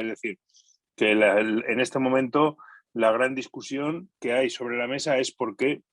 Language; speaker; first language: Spanish; native; Spanish